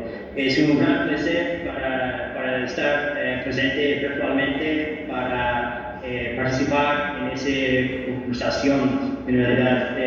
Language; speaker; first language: Spanish; non-native, fluent; English